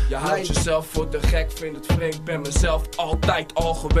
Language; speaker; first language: Dutch; native; Dutch